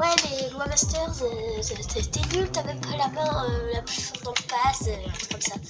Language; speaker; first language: French; native; French